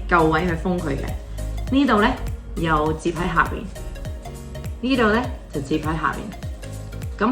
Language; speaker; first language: Cantonese; early bilingual, heritage; Cantonese